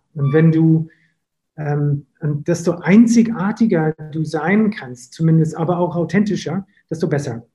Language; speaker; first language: German; non-native, fluent; English